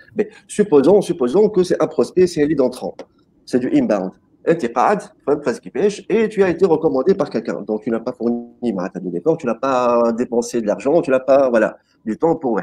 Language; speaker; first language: French; non-native, local second language; Arabic